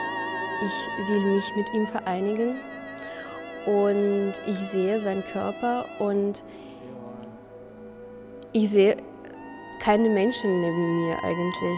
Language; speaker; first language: German; non-native, fluent; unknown